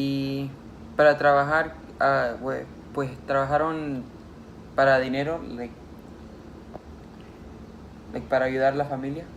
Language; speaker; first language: Spanish; early bilingual, heritage; Spanish